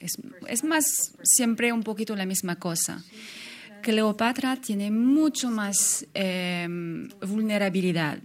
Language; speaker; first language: Spanish; non-native, fluent; French